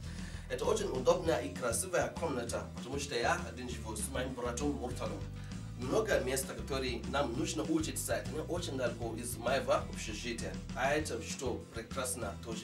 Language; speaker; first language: Russian; non-native, learner; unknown